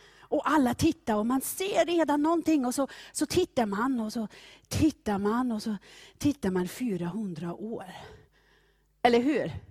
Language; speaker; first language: Swedish; non-native, fluent; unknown